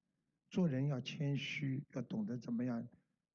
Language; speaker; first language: Chinese; native; Chinese